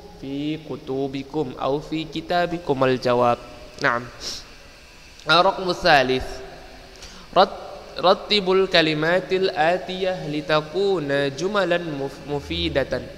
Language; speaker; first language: Arabic; non-native, fluent; Indonesian